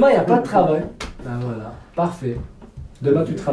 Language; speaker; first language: French; non-native, fluent; Kurdish